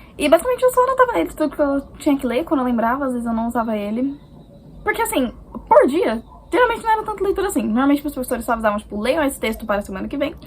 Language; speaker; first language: Portuguese; native; Portuguese